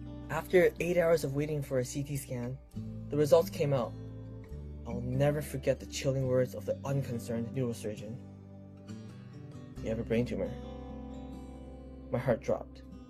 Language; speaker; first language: English; early bilingual, other home language; Chinese